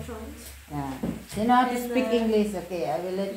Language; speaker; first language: English; non-native, learner; Filipino